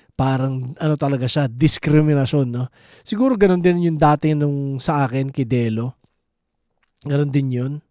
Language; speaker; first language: Filipino; native; Filipino